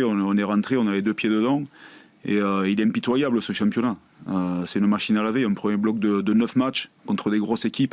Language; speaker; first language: French; native; French